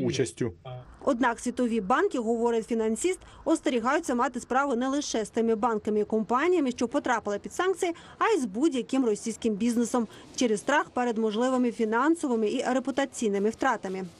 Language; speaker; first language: Ukrainian; native; Ukrainian